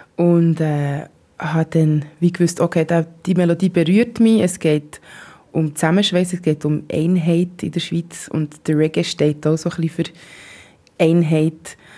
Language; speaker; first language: German; native; German